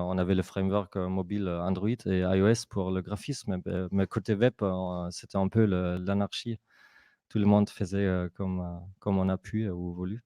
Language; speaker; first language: French; non-native, fluent; German